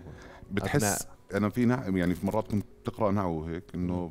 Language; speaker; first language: Arabic; native; Arabic